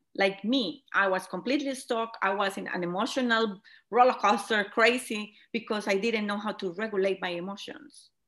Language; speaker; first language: English; non-native, fluent; Spanish